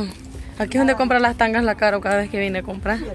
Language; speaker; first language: Spanish; native; Spanish